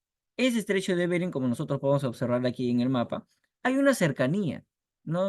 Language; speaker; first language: Spanish; native; Spanish